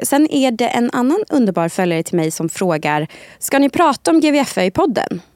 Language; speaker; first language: Swedish; native; Swedish